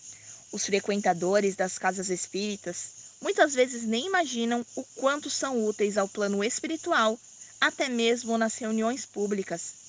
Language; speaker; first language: Portuguese; native; Portuguese